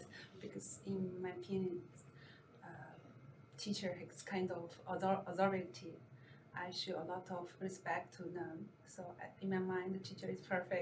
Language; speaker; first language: English; non-native, learner; Chinese